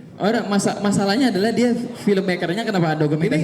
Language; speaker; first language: Indonesian; native; Indonesian